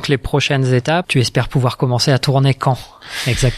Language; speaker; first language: French; native; French